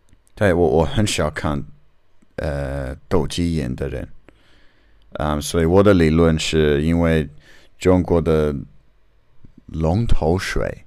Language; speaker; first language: Chinese; non-native, learner; English